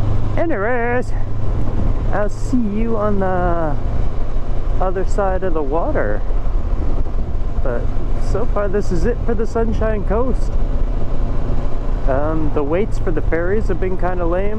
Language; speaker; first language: English; native; English